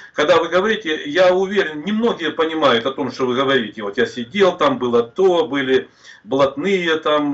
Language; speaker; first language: Russian; native; Russian